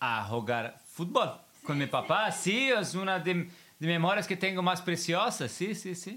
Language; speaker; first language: Spanish; non-native, learner; English